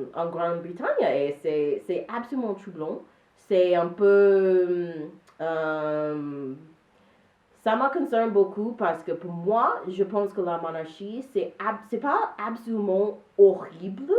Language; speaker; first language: French; non-native, learner; English